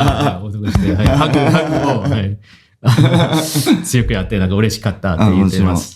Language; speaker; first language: Japanese; non-native, fluent; Korean